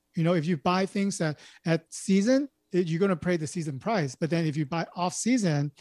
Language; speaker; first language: English; non-native, local second language; Cantonese